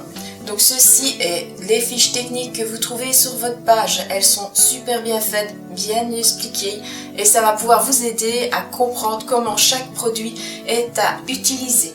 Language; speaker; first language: French; native; French